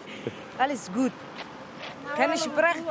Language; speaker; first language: English; non-native, learner; Somali